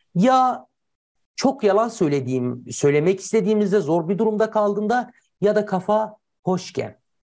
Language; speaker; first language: Turkish; native; Turkish